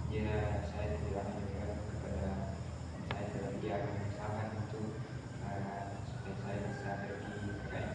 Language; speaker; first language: Indonesian; non-native, local second language; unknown